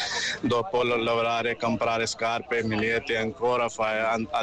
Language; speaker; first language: Italian; non-native, learner; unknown